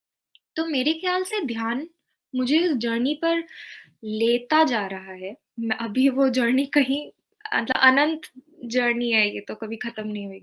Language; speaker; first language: Hindi; native; Hindi